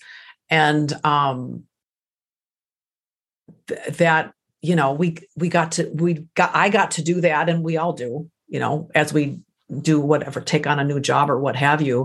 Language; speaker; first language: English; early bilingual, other home language; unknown